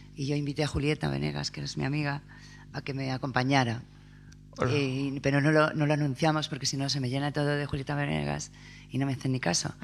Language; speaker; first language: Spanish; native; Spanish